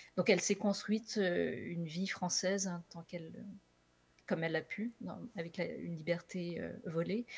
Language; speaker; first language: French; native; French